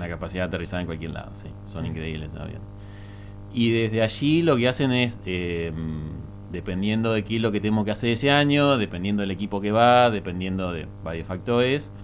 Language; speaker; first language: Spanish; native; Spanish